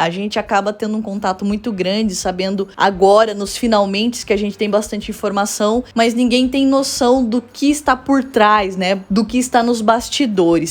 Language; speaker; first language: Portuguese; native; Portuguese